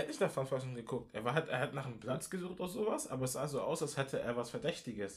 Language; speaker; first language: German; non-native, local second language; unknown